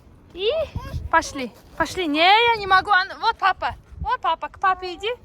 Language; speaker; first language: Russian; non-native, local second language; Tajik